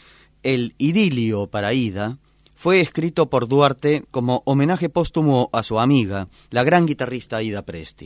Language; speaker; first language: Spanish; native; Spanish